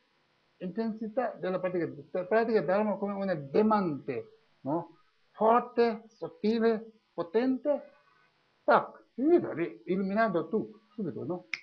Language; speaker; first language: Italian; non-native, learner; Tibetan